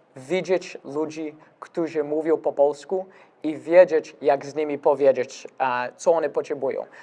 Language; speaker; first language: Polish; early bilingual, heritage; Polish